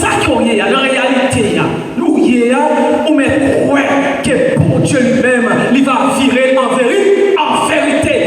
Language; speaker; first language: French; non-native, local second language; Haitian Creole